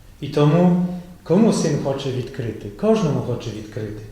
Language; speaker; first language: Ukrainian; non-native, fluent; Polish